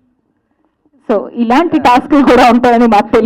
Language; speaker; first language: Telugu; native; Telugu